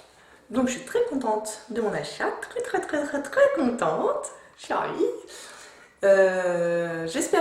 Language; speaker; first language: French; native; French